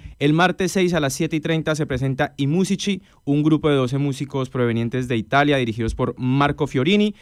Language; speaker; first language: Spanish; native; Spanish